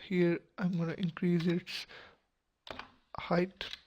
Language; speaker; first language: English; non-native, local second language; Urdu